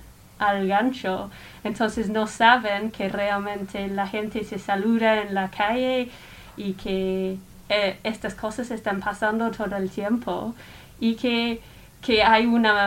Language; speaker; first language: Spanish; non-native, fluent; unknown